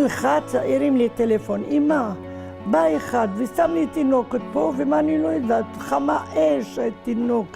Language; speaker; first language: Hebrew; non-native, fluent; Arabic